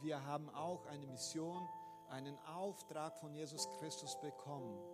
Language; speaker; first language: German; non-native, fluent; Portuguese